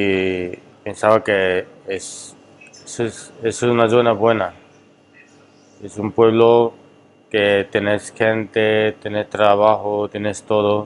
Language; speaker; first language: Spanish; non-native, fluent; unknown